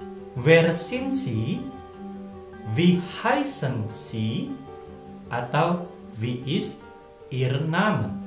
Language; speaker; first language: German; non-native, fluent; Indonesian